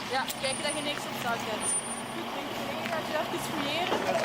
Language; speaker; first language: Dutch; native; Dutch